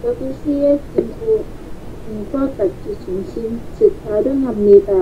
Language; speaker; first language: Korean; non-native, learner; Vietnamese